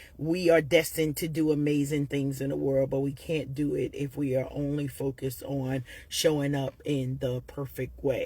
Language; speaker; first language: English; native; English